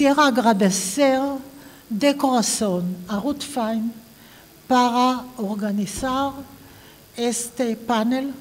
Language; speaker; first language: Spanish; non-native, fluent; Hebrew